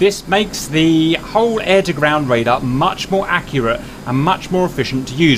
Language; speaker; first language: English; native; English